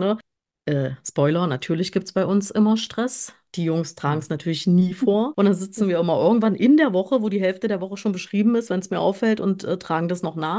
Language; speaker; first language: German; native; German